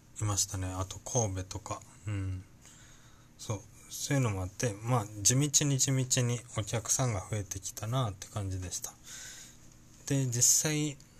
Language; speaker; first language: Japanese; native; Japanese